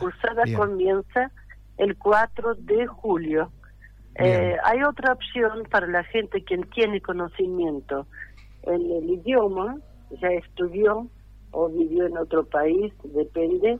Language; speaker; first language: Spanish; non-native, fluent; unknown